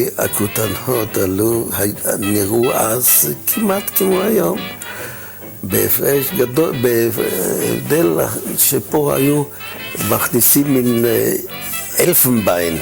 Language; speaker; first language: Hebrew; non-native, fluent; German